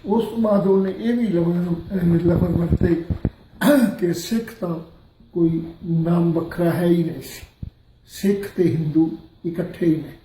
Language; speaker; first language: Hindi; non-native, local second language; Punjabi